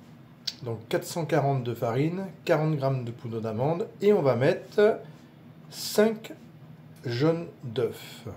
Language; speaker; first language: French; native; French